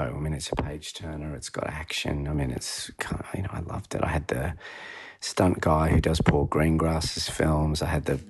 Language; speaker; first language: English; native; English